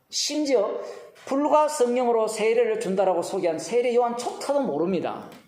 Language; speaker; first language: Korean; native; Korean